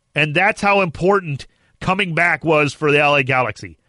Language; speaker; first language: English; native; English